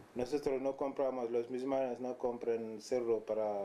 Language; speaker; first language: Spanish; non-native, learner; Wolof